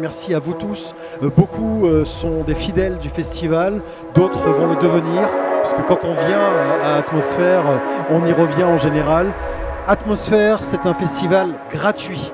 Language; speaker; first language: French; native; French